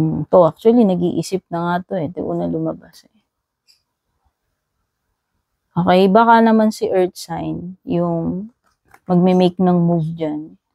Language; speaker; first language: Filipino; native; Filipino